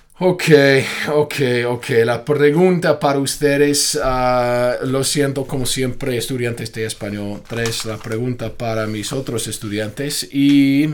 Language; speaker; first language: Spanish; non-native, fluent; English